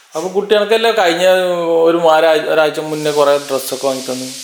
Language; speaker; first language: Malayalam; native; Malayalam